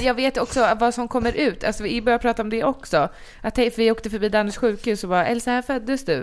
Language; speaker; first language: Swedish; native; Swedish